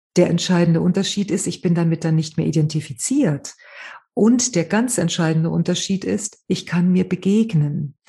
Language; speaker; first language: German; non-native, fluent; Spanish